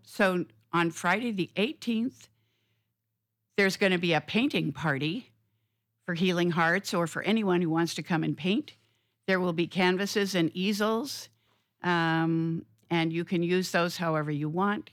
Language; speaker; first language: English; native; English